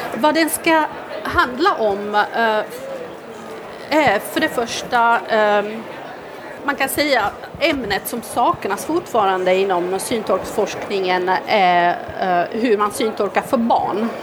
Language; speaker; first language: Swedish; non-native, fluent; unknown